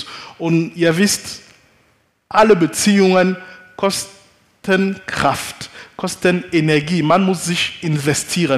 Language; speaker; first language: German; non-native, fluent; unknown